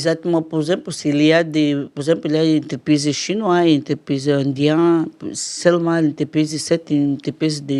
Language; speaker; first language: French; non-native, learner; Portuguese